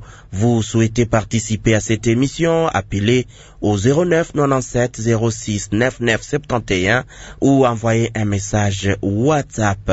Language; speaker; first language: French; non-native, local second language; Lingala